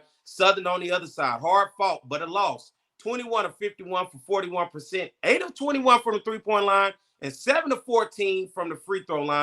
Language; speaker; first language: English; native; English